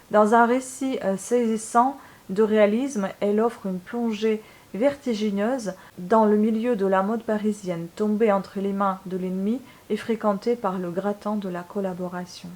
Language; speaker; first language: French; non-native, fluent; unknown